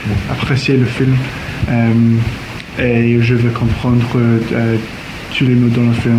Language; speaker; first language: French; non-native, learner; English